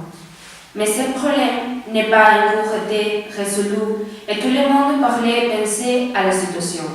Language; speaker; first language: French; non-native, learner; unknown